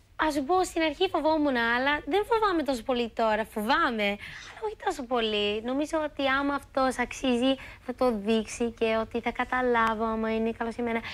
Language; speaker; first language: Greek; early bilingual, heritage; Greek